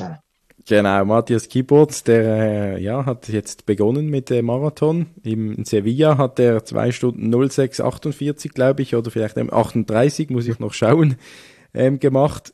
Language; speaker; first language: German; native; German